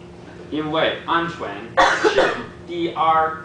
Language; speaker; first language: Chinese; non-native, learner; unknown